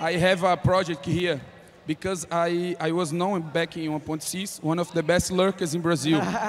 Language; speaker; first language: English; non-native, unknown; Portuguese